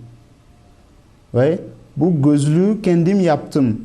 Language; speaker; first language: Turkish; non-native, learner; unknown